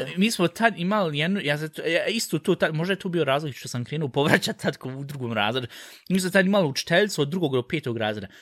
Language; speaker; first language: Bosnian; early bilingual, heritage; Bosnian